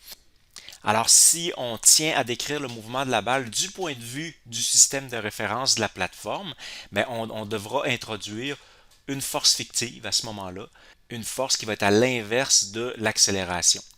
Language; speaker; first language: French; native; French